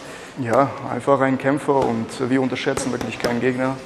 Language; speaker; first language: German; native; German